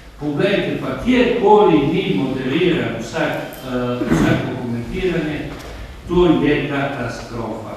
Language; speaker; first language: Slovenian; native; Slovenian